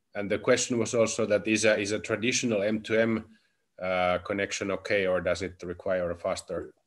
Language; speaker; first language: English; non-native, fluent; Finnish